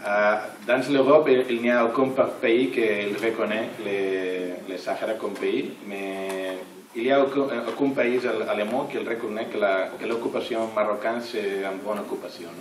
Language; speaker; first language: French; non-native, learner; Catalan